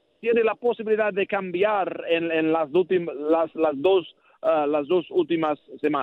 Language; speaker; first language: Spanish; non-native, learner; English